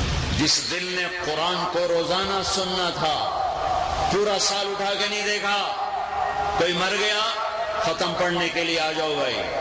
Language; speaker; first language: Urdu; non-native, local second language; Punjabi